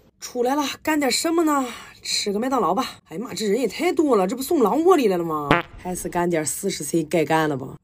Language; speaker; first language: Chinese; native; Chinese